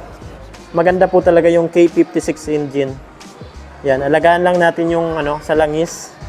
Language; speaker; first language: Filipino; native; Filipino